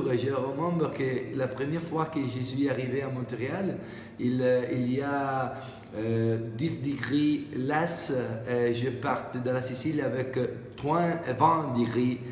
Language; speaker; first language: French; non-native, learner; Italian